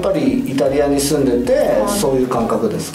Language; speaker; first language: Japanese; native; Japanese